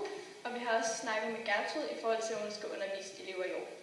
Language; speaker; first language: Danish; native; Danish